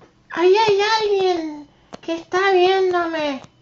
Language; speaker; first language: Spanish; native; Spanish